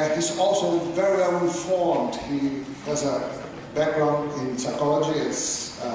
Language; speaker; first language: English; non-native, fluent; Portuguese